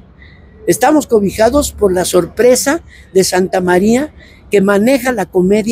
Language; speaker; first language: Spanish; native; Spanish